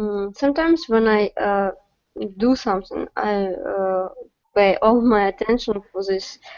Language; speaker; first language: English; non-native, learner; Russian